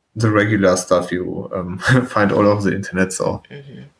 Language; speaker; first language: English; non-native, fluent; German